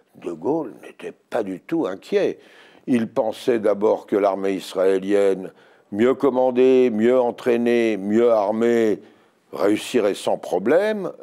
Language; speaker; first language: French; native; French